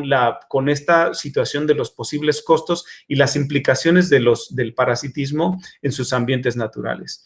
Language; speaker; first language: Spanish; native; Spanish